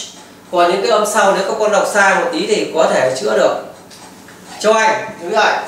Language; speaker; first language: Vietnamese; native; Vietnamese